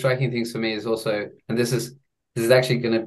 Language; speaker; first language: English; native; English